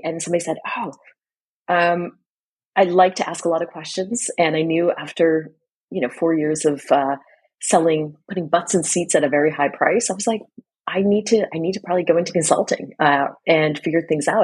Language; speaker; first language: English; native; English